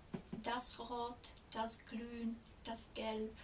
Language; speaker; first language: German; non-native, fluent; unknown